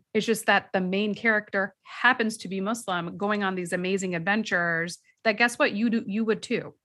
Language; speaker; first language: English; native; English